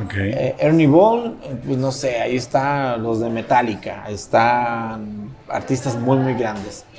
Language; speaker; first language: Spanish; native; Spanish